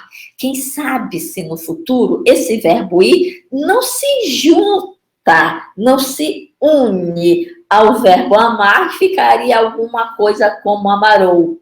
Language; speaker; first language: Portuguese; native; Portuguese